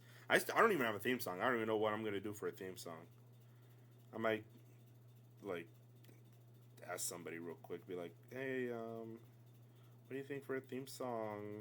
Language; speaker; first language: English; native; English